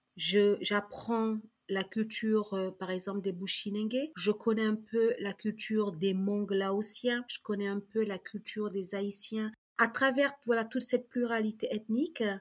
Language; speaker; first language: French; early bilingual, other home language; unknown